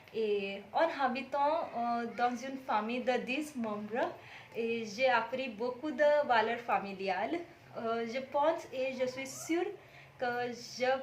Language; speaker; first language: French; non-native, fluent; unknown